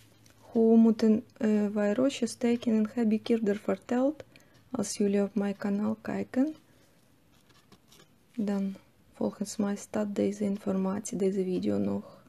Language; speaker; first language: Dutch; non-native, fluent; Russian